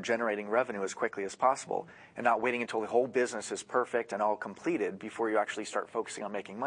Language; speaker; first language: English; native; English